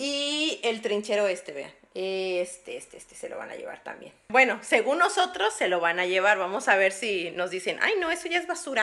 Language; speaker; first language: Spanish; native; Spanish